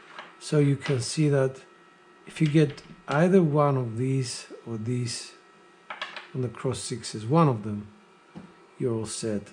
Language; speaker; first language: English; non-native, fluent; Greek